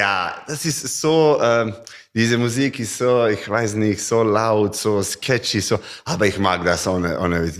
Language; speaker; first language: German; non-native, learner; Serbian